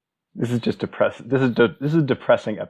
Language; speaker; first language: English; native; English